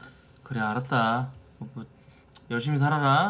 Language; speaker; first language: Korean; native; Korean